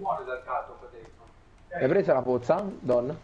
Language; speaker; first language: Italian; native; Italian